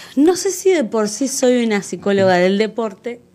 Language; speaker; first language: Spanish; native; Spanish